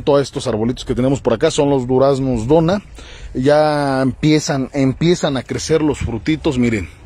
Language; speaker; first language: Spanish; native; Spanish